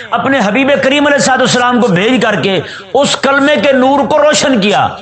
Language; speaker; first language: Urdu; non-native, local second language; Punjabi